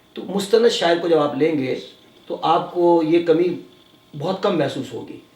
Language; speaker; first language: Urdu; native; Urdu